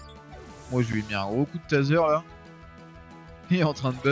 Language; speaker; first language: French; native; French